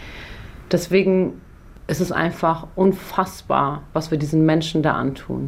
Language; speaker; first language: German; early bilingual, other home language; Persian